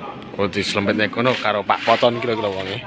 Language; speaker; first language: Indonesian; non-native, local second language; Javanese